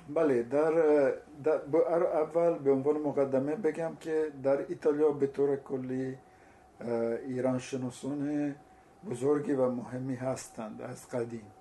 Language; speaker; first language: Persian; non-native, fluent; Italian